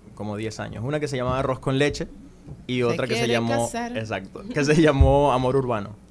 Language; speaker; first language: Spanish; native; Spanish